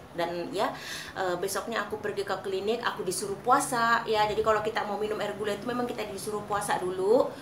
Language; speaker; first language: Indonesian; native; Indonesian